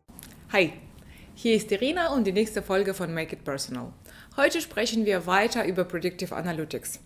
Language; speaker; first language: German; non-native, fluent; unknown